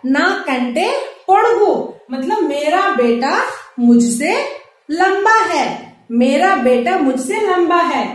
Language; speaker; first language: Hindi; non-native, local second language; Telugu